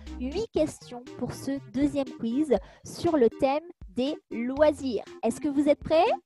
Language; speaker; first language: French; native; French